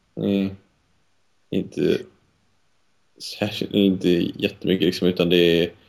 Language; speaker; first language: Swedish; native; Swedish